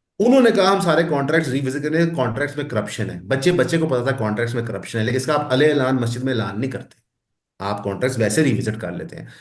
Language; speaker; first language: Urdu; non-native, local second language; Punjabi